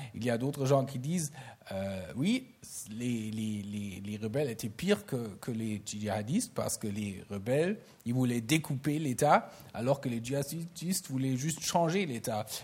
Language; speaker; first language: French; non-native, fluent; German